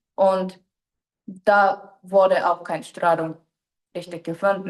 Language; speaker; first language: German; non-native, fluent; Japanese